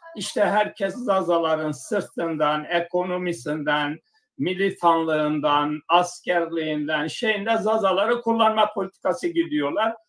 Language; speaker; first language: Turkish; non-native, local second language; Zaza